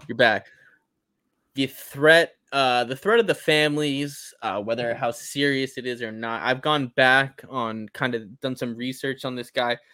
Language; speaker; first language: English; native; English